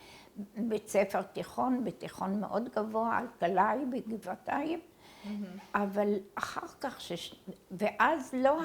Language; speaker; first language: Hebrew; early bilingual, other home language; Arabic